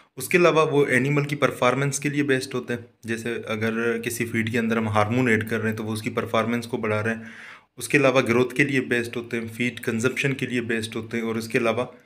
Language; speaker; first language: Urdu; non-native, local second language; Sindhi